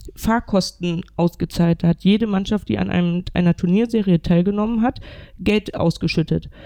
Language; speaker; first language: German; native; German